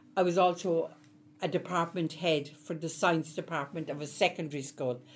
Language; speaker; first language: English; native; English